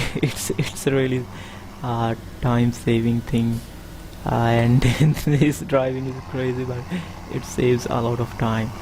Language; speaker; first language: English; non-native, fluent; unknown